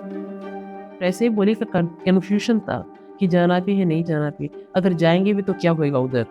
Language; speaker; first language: Hindi; non-native, local second language; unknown